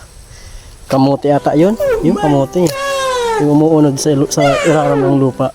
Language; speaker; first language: Filipino; non-native, local second language; Bikol